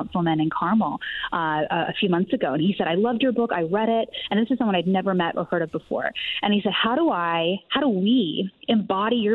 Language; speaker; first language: English; native; English